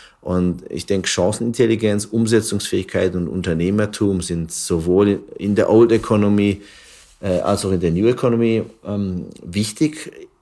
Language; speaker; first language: German; early bilingual, other home language; Turkish